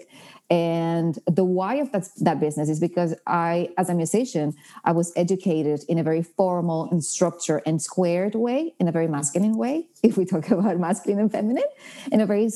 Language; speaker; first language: English; non-native, fluent; Spanish